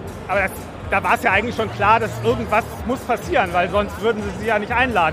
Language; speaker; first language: German; native; German